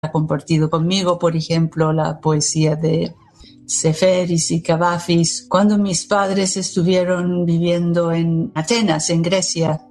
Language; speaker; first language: Spanish; non-native, fluent; English